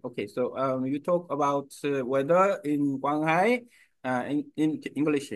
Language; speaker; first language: English; non-native, learner; Korean